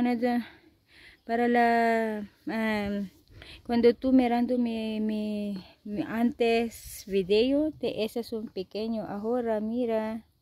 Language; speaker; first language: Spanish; non-native, learner; Filipino